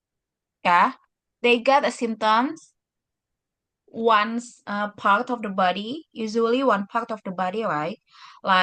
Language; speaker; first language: English; non-native, fluent; Indonesian